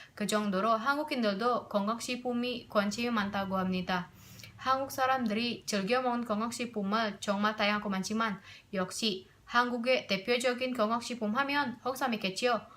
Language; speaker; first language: Korean; non-native, learner; Indonesian